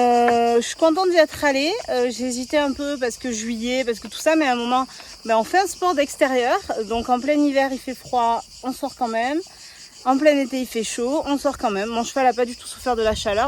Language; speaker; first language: French; native; French